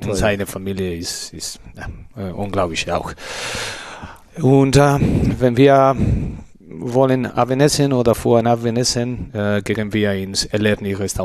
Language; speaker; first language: German; non-native, learner; Spanish